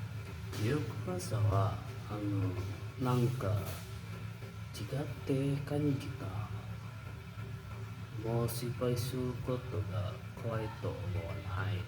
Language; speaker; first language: Japanese; non-native, learner; Indonesian